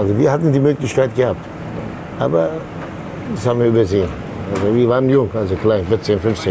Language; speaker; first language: German; non-native, local second language; Turkish